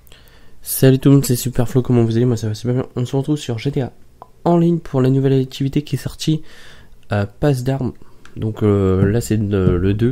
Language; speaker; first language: French; native; French